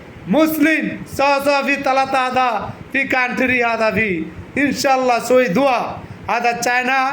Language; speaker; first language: Arabic; non-native, learner; Bangla